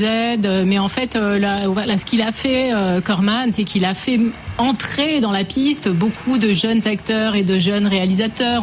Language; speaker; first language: French; native; French